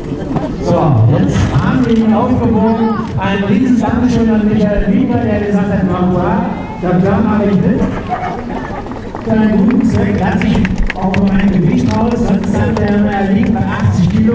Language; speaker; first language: German; native; German